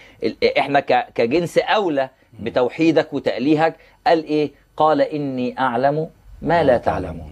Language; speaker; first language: Arabic; native; Arabic